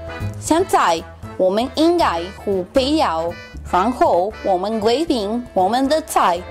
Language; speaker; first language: Chinese; non-native, learner; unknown